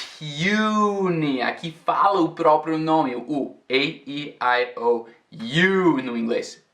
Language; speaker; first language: Portuguese; non-native, fluent; English